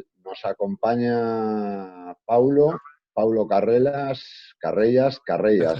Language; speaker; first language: Spanish; native; Spanish